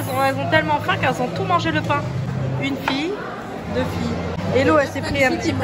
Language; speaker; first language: French; native; French